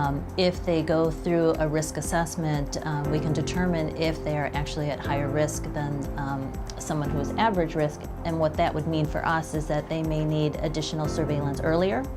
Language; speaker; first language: English; native; English